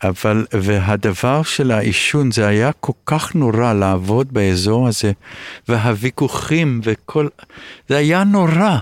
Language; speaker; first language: Hebrew; early bilingual, other home language; English